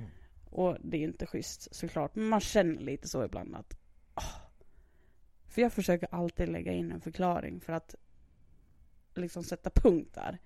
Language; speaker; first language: Swedish; native; Swedish